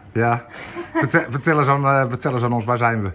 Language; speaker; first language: Dutch; native; Dutch